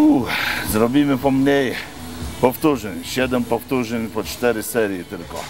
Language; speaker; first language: Polish; non-native, fluent; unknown